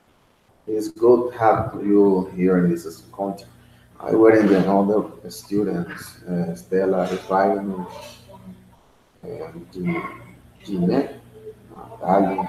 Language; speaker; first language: English; non-native, learner; Spanish